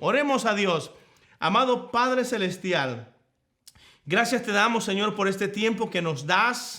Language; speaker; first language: Spanish; native; Spanish